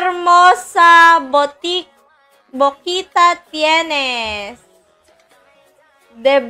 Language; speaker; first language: Spanish; non-native, learner; Filipino